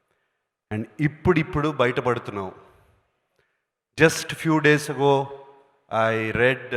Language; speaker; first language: Telugu; native; Telugu